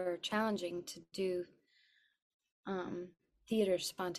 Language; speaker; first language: English; native; English